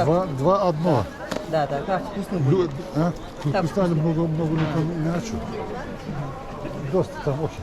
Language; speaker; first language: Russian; non-native, learner; Turkish